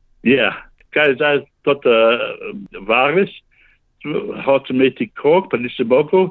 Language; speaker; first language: Slovenian; early bilingual, heritage; Slovenian